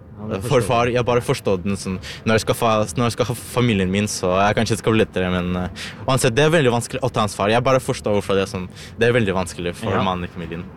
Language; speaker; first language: Norwegian; non-native, learner; Russian